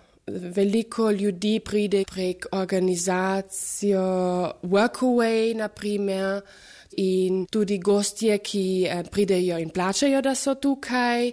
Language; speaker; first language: Slovenian; non-native, fluent; German